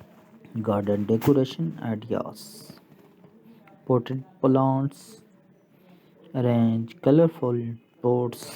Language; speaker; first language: English; non-native, local second language; Urdu